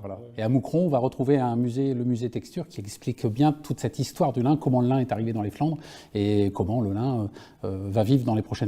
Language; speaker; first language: French; native; French